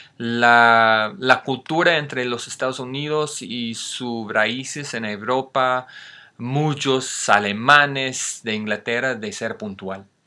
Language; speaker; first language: Spanish; non-native, fluent; English